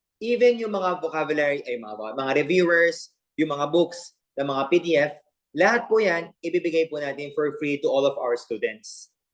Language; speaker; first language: Filipino; native; Filipino